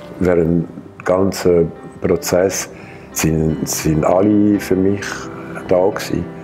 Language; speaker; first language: German; non-native, local second language; French